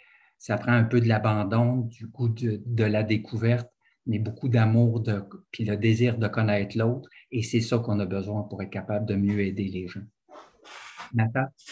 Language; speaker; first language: French; native; French